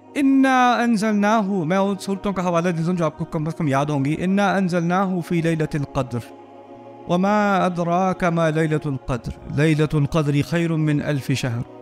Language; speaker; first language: Urdu; early bilingual, heritage; Urdu